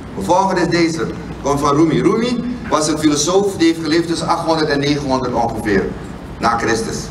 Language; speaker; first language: Dutch; native; Dutch